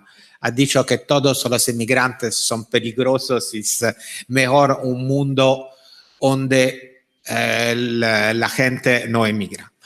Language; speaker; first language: Spanish; non-native, fluent; Italian